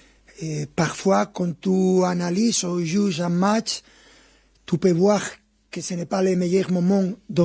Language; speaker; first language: French; non-native, fluent; Spanish